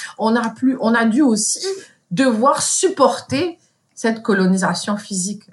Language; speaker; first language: French; native; French